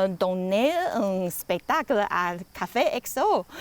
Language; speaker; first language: French; non-native, learner; Chinese